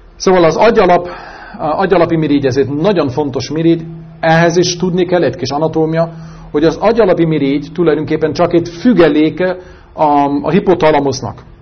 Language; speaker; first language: Hungarian; non-native, fluent; German